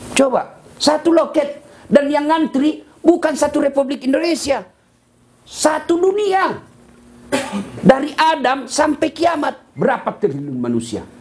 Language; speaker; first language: Malay; non-native, local second language; Buginese